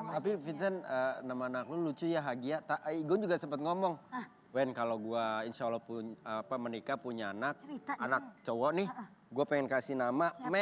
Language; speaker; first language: Indonesian; native; Indonesian